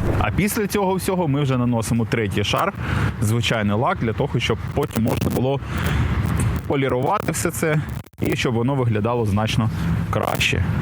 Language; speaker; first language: Ukrainian; native; Ukrainian